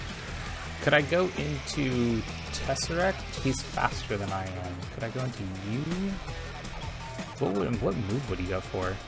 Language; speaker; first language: English; native; English